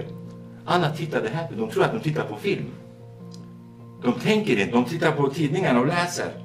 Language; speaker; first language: Swedish; non-native, fluent; Kurdish